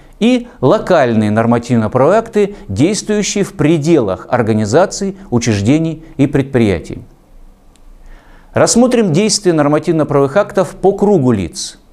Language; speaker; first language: Russian; native; Russian